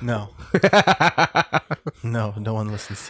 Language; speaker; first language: English; native; English